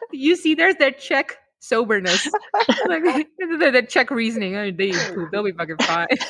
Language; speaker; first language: English; non-native, fluent; Czech